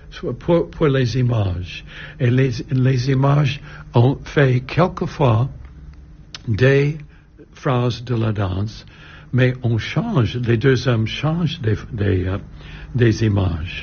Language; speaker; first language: French; non-native, learner; English